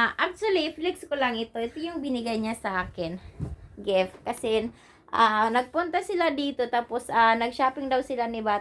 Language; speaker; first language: Filipino; non-native, local second language; Cebuano